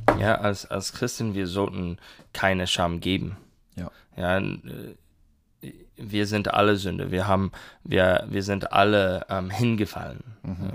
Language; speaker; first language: German; non-native, learner; English